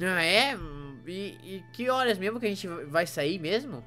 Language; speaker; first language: Portuguese; native; Portuguese